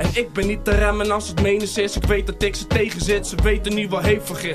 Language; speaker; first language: Dutch; native; Dutch